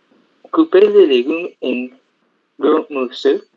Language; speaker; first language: French; non-native, learner; Spanish